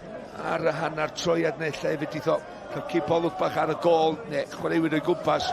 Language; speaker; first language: Welsh; native; Welsh